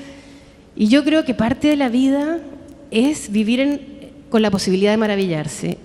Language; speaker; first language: Spanish; native; Spanish